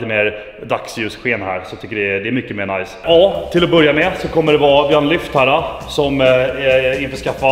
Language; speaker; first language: Swedish; native; Swedish